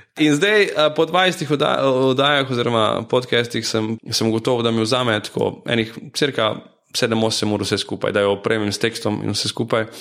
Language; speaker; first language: Slovenian; early bilingual, other home language; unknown